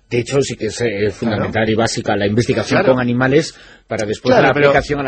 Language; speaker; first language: Spanish; native; Spanish